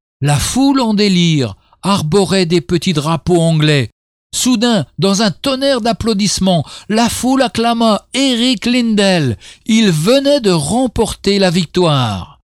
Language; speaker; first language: French; native; French